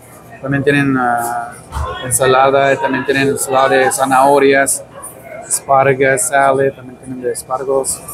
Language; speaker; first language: Spanish; early bilingual, heritage; Spanish